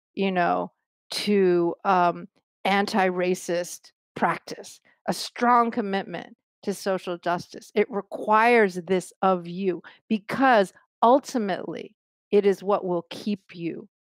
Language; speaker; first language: English; native; English